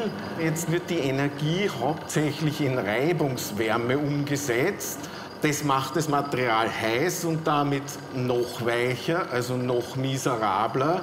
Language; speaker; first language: German; native; German